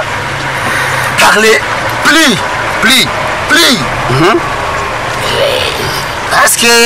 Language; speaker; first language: French; non-native, learner; Rundi